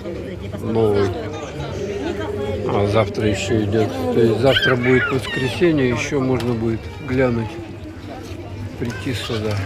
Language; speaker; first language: Russian; native; Russian